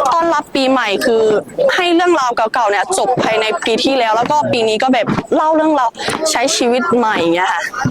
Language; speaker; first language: Thai; non-native, local second language; Lahu